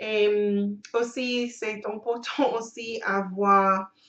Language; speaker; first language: French; non-native, learner; English